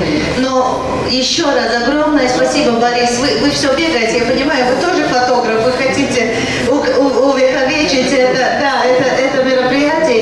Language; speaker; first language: Russian; non-native, local second language; Latvian